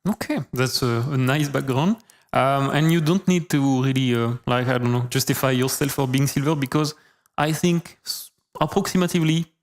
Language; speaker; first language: English; non-native, fluent; French